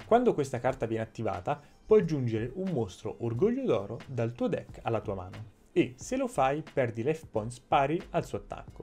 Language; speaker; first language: Italian; native; Italian